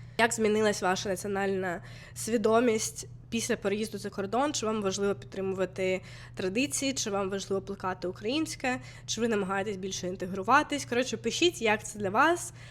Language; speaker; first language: Ukrainian; non-native, local second language; Russian